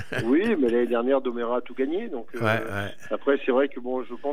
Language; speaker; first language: French; native; French